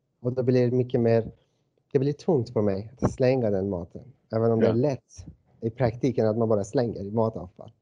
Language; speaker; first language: Swedish; non-native, fluent; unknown